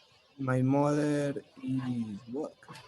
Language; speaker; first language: English; non-native, learner; Spanish